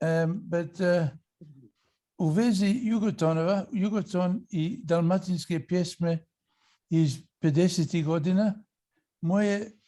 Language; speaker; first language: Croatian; early bilingual, heritage; English